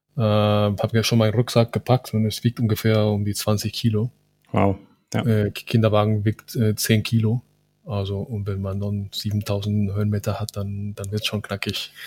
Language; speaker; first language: German; non-native, fluent; Spanish